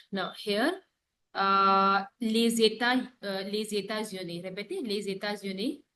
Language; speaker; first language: French; non-native, learner; Hindi